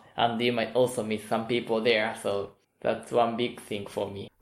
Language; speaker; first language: English; non-native, fluent; Japanese